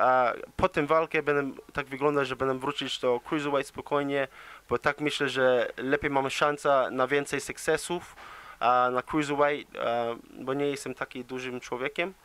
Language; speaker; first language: Polish; early bilingual, heritage; English